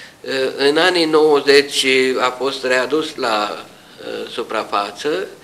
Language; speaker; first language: Romanian; native; Romanian